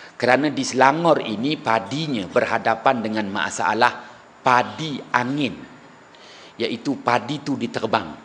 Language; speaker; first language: Malay; native; Malay